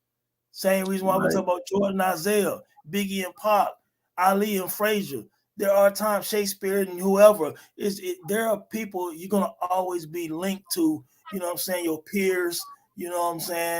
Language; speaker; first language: English; native; English